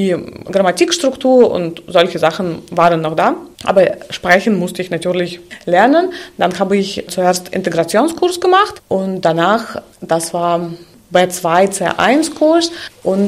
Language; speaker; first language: German; non-native, fluent; Russian